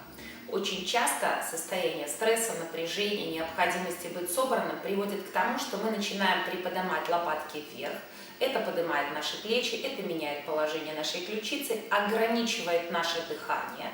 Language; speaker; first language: Russian; native; Russian